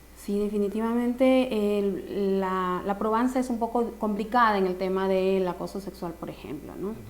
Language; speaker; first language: Spanish; native; Spanish